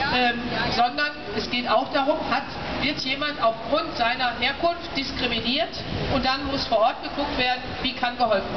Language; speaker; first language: German; native; German